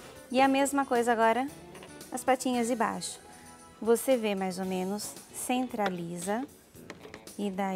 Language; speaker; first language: Portuguese; native; Portuguese